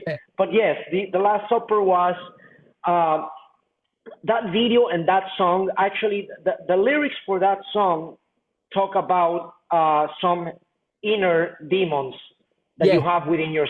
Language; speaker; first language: English; non-native, fluent; Spanish